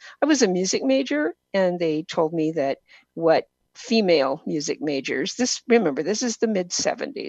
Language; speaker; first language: English; native; English